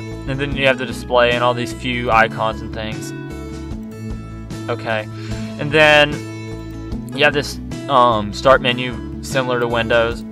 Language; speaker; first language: English; native; English